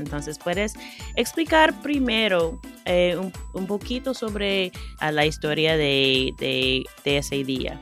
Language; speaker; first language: Spanish; non-native, fluent; English